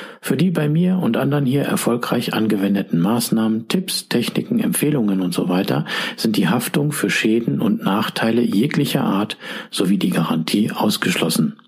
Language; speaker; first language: German; native; German